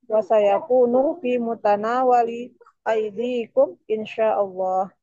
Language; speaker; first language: Arabic; non-native, learner; Indonesian